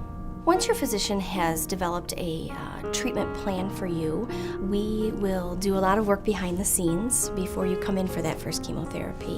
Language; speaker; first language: English; native; English